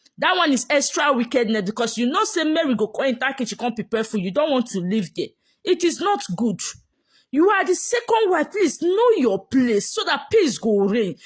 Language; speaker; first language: Nigerian Pidgin; native; Nigerian Pidgin